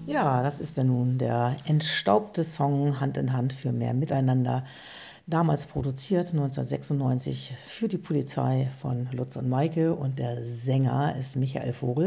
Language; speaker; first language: German; native; German